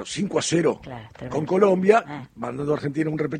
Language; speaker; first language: Spanish; native; Spanish